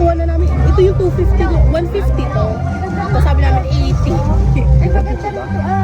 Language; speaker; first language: Filipino; native; Filipino